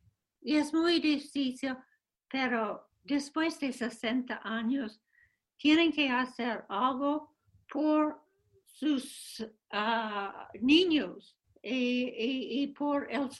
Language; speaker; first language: Spanish; non-native, fluent; English